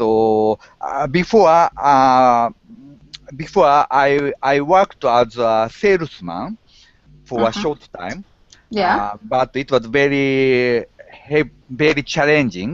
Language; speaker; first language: English; non-native, learner; Japanese